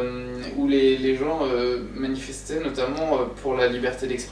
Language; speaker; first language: French; native; French